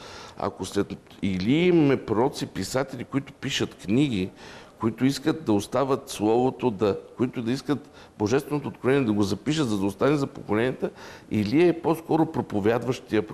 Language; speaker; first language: Bulgarian; native; Bulgarian